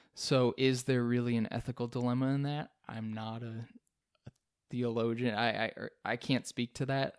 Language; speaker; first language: English; native; English